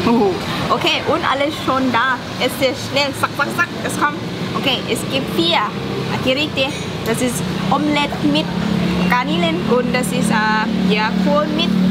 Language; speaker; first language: German; non-native, learner; Thai